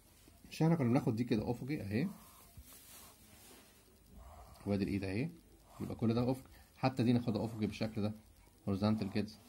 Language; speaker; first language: Arabic; native; Arabic